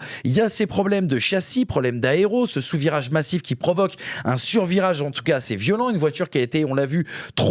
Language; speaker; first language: French; native; French